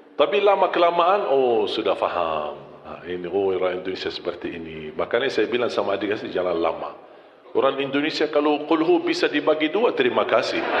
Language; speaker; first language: Malay; non-native, fluent; Arabic